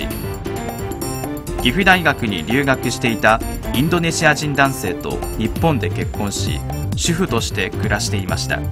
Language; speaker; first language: Japanese; native; Japanese